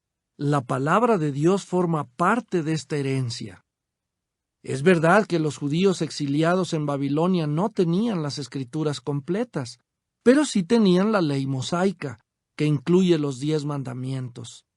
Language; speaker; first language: Spanish; native; Spanish